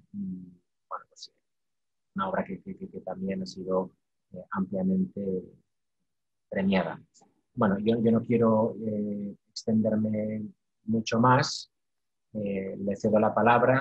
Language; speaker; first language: Spanish; native; Spanish